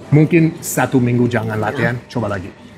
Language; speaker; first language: Indonesian; non-native, fluent; English